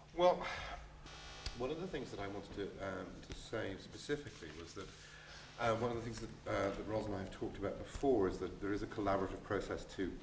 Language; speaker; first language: English; native; English